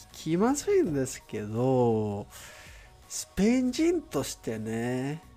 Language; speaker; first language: Japanese; non-native, learner; Spanish